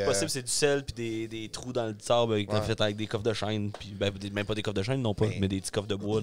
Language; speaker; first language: French; native; French